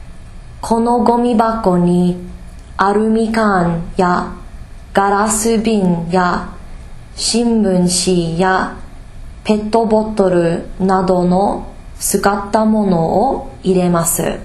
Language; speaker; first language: Japanese; non-native, learner; English